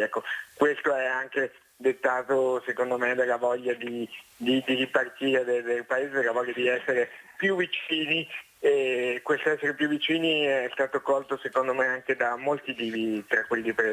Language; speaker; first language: Italian; native; Italian